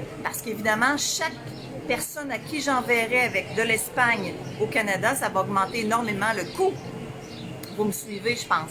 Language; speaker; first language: French; native; French